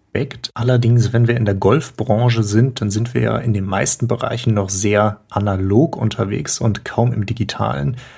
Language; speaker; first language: German; native; German